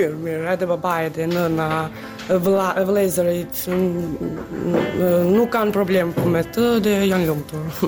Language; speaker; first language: Albanian; non-native, learner; Serbian